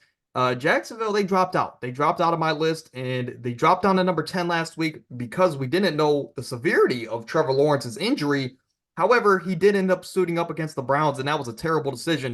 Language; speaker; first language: English; native; English